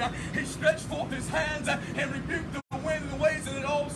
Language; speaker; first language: English; native; English